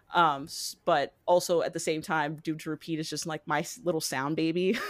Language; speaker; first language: English; native; English